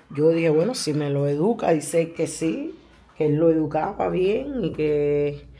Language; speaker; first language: Spanish; native; Spanish